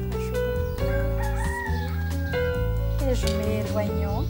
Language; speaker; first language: French; non-native, learner; Malagasy